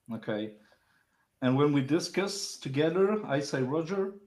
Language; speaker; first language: English; non-native, learner; French